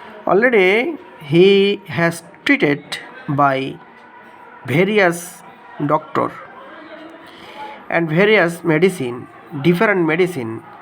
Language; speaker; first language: English; non-native, local second language; Bangla